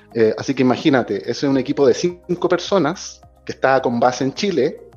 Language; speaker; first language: Spanish; native; Spanish